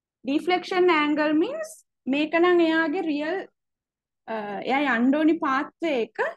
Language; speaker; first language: English; non-native, local second language; Sinhala